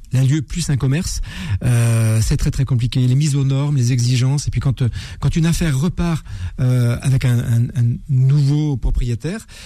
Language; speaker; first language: French; native; French